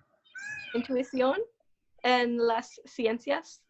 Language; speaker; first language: Spanish; non-native, learner; English